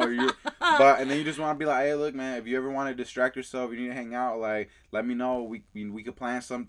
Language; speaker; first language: English; early bilingual, other home language; Spanish